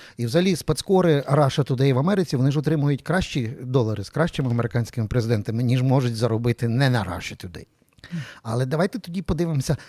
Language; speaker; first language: Ukrainian; native; Ukrainian